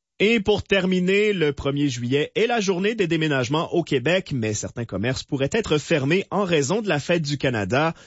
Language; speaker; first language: French; native; French